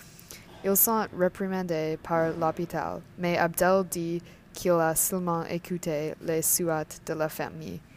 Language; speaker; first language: French; non-native, learner; English